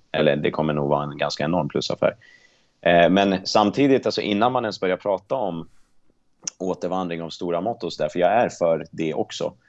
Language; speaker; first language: Swedish; native; Swedish